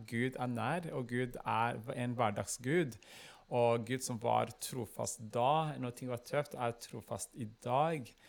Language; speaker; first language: Norwegian; non-native, fluent; Kinyarwanda